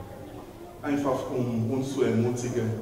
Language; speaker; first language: German; non-native, learner; French